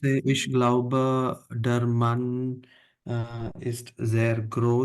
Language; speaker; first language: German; non-native, learner; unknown